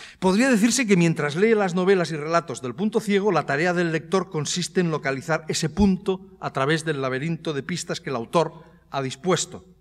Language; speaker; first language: Spanish; native; Spanish